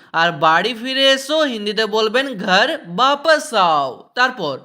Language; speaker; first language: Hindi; non-native, fluent; Bangla